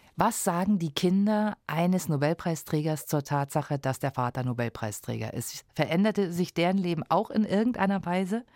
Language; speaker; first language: German; native; German